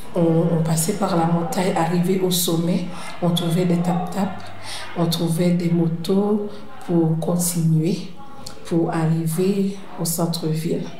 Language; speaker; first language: French; non-native, local second language; Haitian Creole